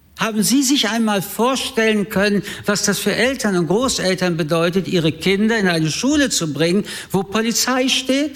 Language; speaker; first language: German; early bilingual, other home language; French